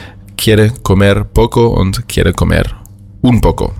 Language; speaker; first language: Spanish; non-native, fluent; German